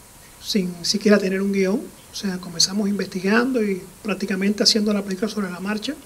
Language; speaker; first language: Spanish; native; Spanish